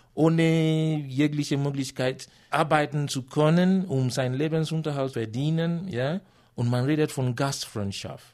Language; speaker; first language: German; non-native, fluent; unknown